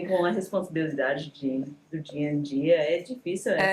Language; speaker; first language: Portuguese; non-native, fluent; English